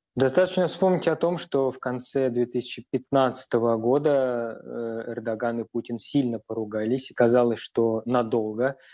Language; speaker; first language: Russian; native; Russian